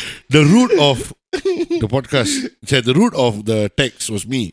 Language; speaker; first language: English; native; English